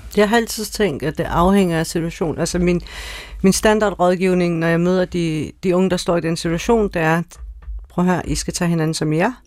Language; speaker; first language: Danish; early bilingual, other home language; Persian